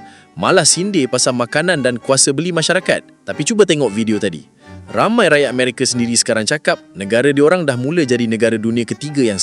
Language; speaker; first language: Malay; native; Malay